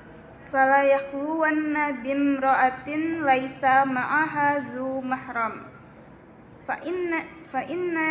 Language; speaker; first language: Arabic; non-native, learner; Indonesian